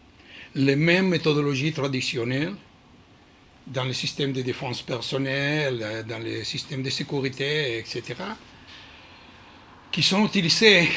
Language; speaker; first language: French; non-native, learner; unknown